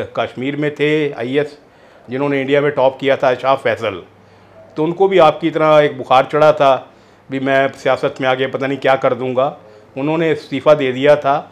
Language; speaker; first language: Hindi; non-native, local second language; Punjabi